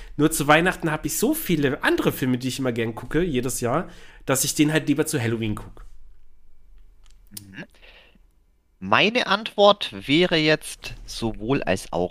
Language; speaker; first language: German; native; German